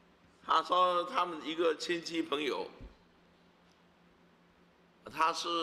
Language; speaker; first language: Chinese; native; Chinese